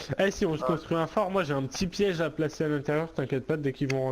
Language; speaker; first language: French; native; French